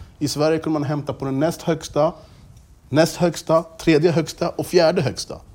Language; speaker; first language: Swedish; early bilingual, other home language; English